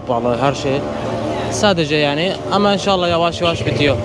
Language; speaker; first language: Turkish; non-native, learner; Arabic